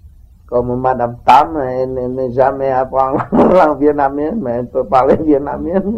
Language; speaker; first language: French; non-native, learner; Vietnamese